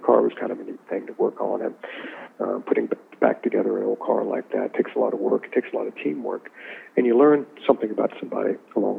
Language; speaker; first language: English; native; English